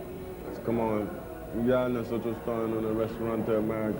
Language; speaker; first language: Spanish; non-native, learner; English